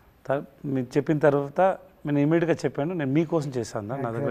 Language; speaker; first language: Telugu; non-native, learner; Tamil